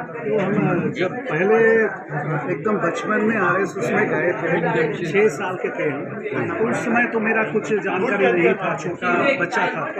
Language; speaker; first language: Hindi; non-native, local second language; Bangla